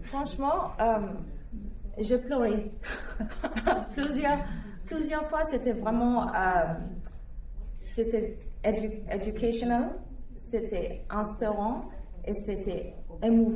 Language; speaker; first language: French; non-native, fluent; English